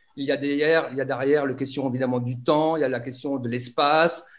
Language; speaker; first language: French; native; French